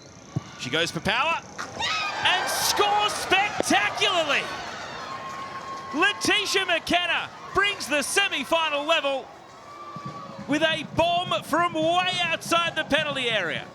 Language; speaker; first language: English; native; English